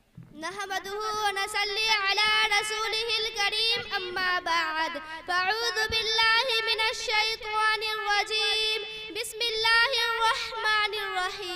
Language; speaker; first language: Arabic; non-native, learner; Urdu